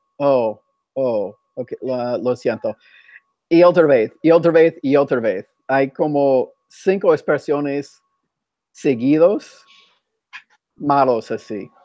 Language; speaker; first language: Spanish; non-native, fluent; English